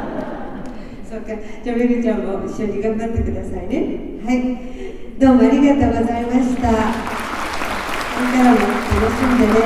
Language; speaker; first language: Japanese; native; Japanese